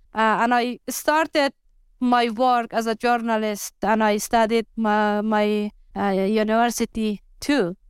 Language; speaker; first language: English; non-native, learner; Persian